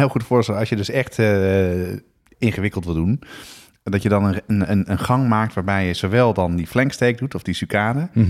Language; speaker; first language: Dutch; native; Dutch